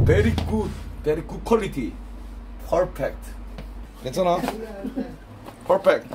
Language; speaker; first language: English; non-native, learner; Korean